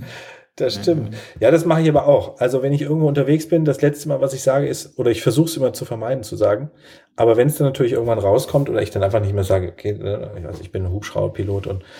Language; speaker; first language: German; native; German